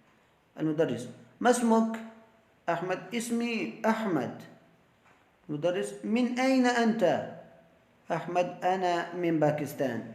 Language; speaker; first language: Arabic; non-native, fluent; Urdu